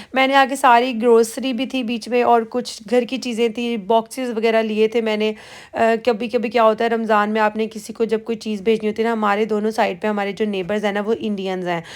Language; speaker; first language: Urdu; native; Urdu